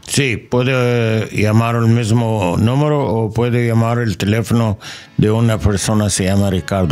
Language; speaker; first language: Spanish; non-native, learner; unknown